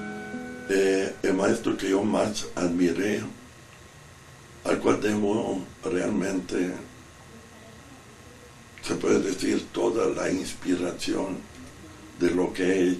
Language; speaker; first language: Spanish; non-native, fluent; Italian